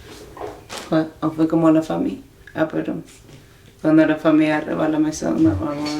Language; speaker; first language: French; non-native, fluent; Spanish